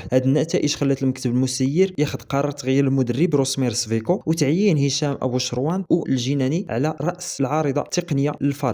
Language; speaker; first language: Arabic; native; Arabic